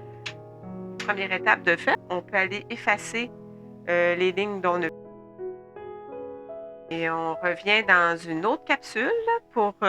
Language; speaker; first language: French; native; French